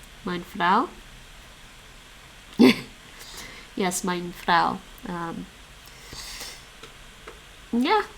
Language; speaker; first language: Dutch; non-native, learner; English